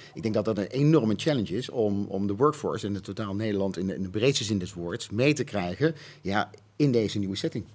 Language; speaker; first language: Dutch; native; Dutch